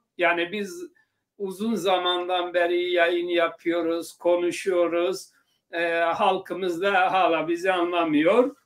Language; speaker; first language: Turkish; non-native, local second language; Zaza